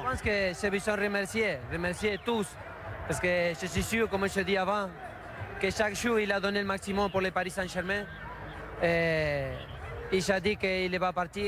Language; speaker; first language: French; non-native, learner; Spanish